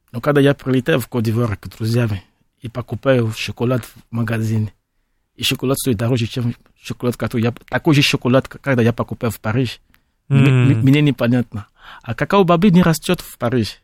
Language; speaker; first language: Russian; non-native, fluent; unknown